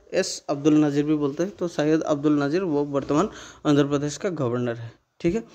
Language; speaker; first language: Hindi; non-native, local second language; Bangla